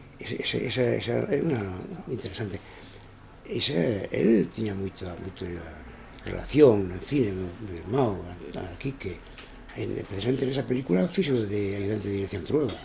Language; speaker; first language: Galician; non-native, local second language; Catalan